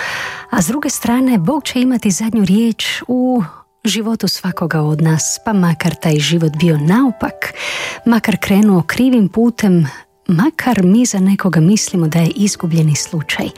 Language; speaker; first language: Croatian; native; Croatian